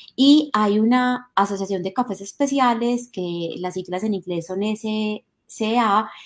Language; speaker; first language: Spanish; native; Spanish